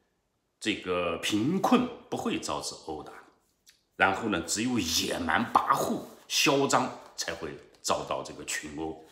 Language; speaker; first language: Chinese; native; Chinese